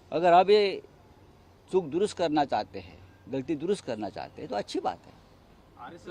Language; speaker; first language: Hindi; non-native, local second language; Marathi